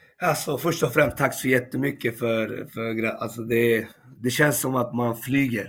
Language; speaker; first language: Swedish; early bilingual, other home language; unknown